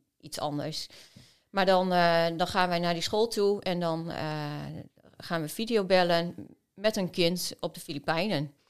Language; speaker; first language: Dutch; native; Dutch